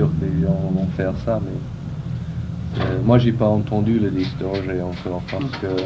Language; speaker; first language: French; non-native, fluent; English